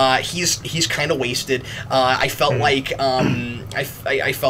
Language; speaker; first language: English; native; English